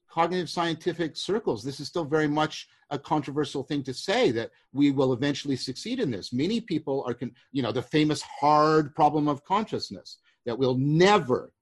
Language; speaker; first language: English; native; English